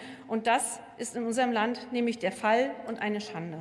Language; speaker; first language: German; native; German